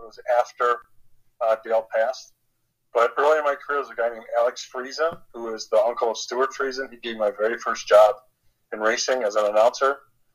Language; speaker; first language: English; native; English